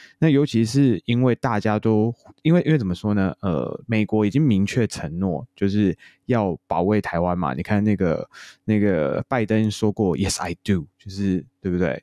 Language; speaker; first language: Chinese; native; Chinese